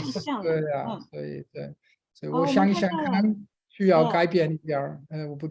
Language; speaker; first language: Chinese; non-native, learner; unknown